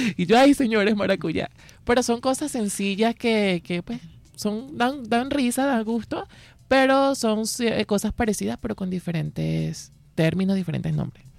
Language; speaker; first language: Spanish; native; Spanish